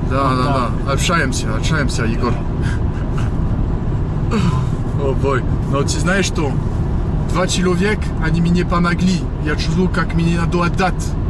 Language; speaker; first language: Russian; non-native, learner; French